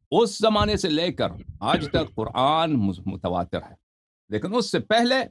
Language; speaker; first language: Urdu; non-native, fluent; Persian